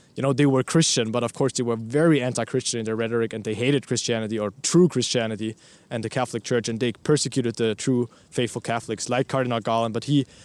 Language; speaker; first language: English; non-native, fluent; German